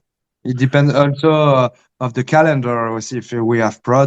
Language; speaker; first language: English; early bilingual, heritage; Spanish